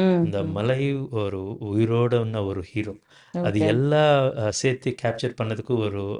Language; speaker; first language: Tamil; non-native, learner; Telugu